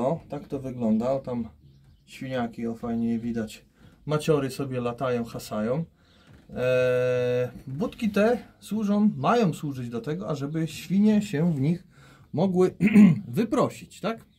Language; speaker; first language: Polish; native; Polish